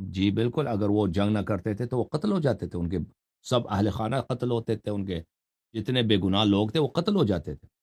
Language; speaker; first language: Urdu; non-native, fluent; Persian